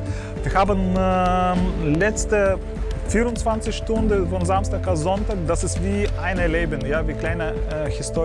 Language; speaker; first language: German; non-native, learner; Russian